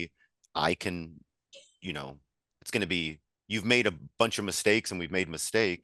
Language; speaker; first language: English; native; English